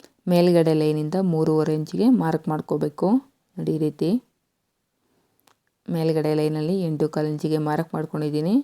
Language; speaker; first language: Kannada; native; Kannada